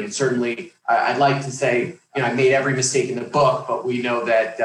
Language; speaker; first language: English; native; English